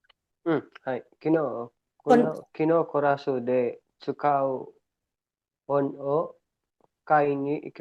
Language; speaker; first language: Japanese; non-native, learner; Filipino